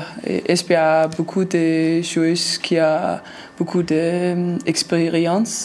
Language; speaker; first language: French; non-native, learner; Danish